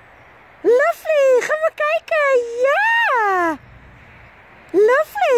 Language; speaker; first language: Dutch; native; Dutch